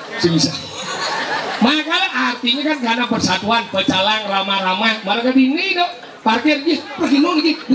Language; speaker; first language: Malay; non-native, local second language; Balinese